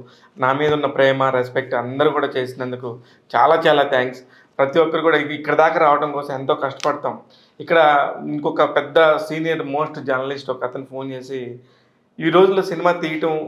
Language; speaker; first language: Telugu; native; Telugu